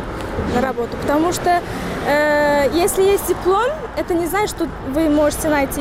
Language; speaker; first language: Russian; non-native, local second language; Tajik